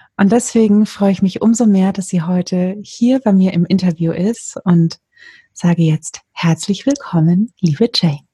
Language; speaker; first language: German; native; German